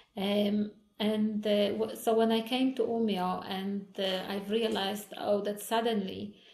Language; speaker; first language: English; non-native, fluent; Polish